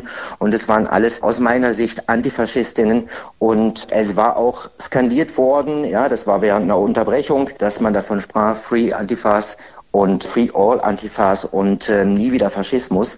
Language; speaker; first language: German; native; German